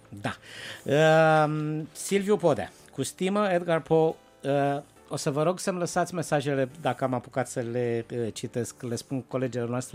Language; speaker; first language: Romanian; native; Romanian